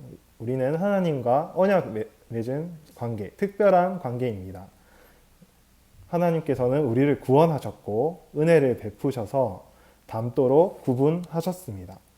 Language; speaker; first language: Korean; native; Korean